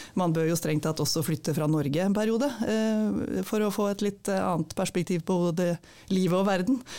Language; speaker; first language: Norwegian; native; Norwegian